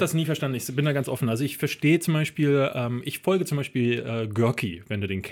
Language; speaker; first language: German; native; German